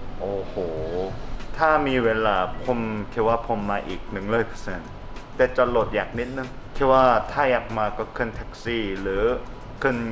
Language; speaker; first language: Thai; non-native, learner; Korean